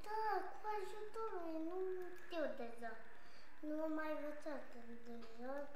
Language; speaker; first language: Romanian; non-native, learner; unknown